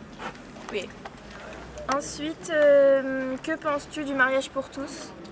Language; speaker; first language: French; non-native, learner; Italian